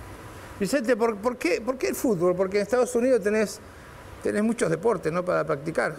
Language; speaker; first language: Spanish; native; Spanish